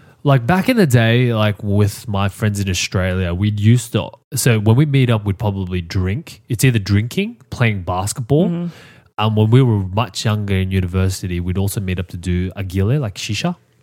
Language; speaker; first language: English; native; English